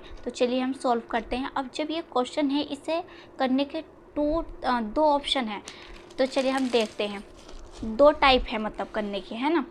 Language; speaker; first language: Hindi; native; Hindi